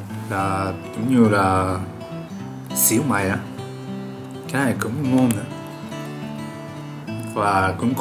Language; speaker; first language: Vietnamese; non-native, learner; Japanese